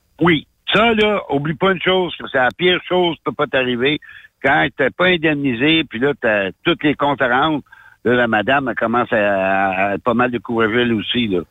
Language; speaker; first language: French; native; French